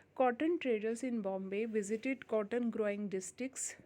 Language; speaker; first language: English; non-native, local second language; Hindi